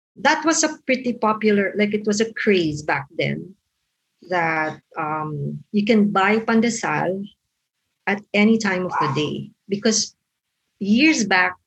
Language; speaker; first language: English; non-native, local second language; Filipino